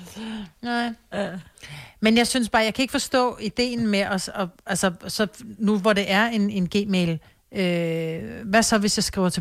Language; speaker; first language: Danish; native; Danish